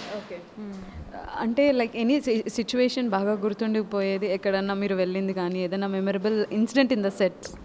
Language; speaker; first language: Telugu; native; Telugu